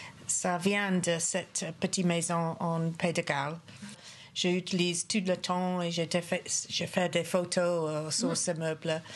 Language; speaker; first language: French; non-native, fluent; English